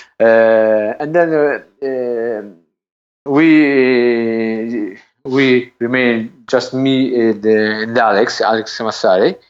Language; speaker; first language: English; non-native, learner; Italian